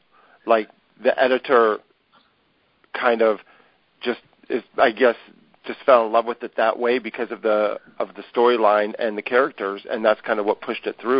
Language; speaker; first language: English; native; English